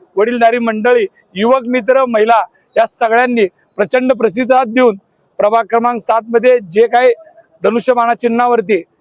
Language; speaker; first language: Marathi; native; Marathi